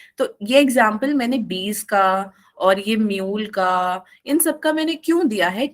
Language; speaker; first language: Hindi; non-native, local second language; Malayalam